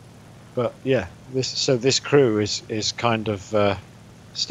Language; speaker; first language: English; native; English